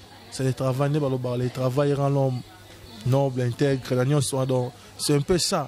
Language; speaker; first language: French; non-native, local second language; Lingala